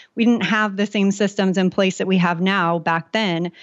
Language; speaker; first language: English; native; English